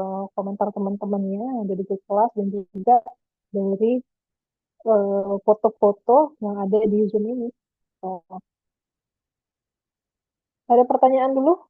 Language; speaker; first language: Indonesian; native; Indonesian